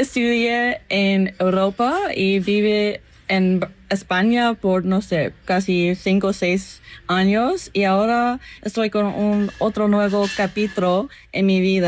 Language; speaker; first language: Spanish; non-native, learner; English